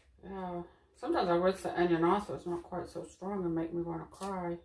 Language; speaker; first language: English; native; English